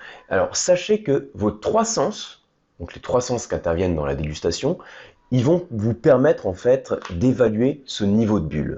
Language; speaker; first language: French; native; French